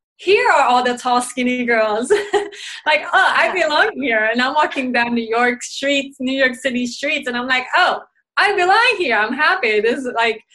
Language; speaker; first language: English; native; English